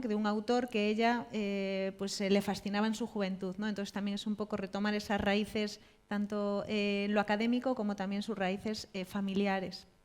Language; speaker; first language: Spanish; native; Spanish